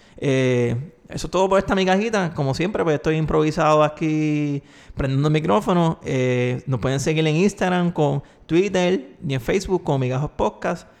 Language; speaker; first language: Spanish; native; Spanish